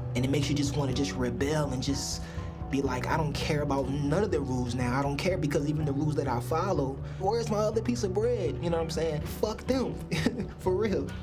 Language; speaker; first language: English; native; English